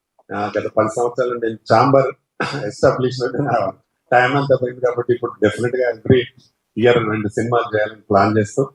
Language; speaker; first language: Telugu; native; Telugu